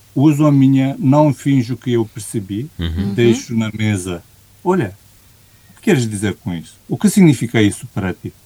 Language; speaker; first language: Portuguese; non-native, fluent; Romanian